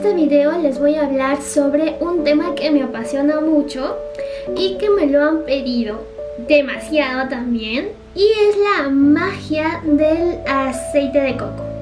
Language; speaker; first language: Spanish; native; Spanish